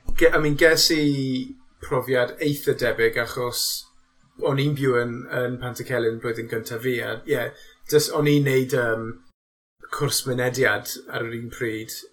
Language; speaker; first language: Welsh; non-native, local second language; English